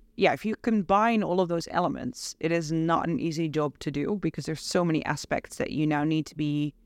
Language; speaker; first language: English; non-native, fluent; Dutch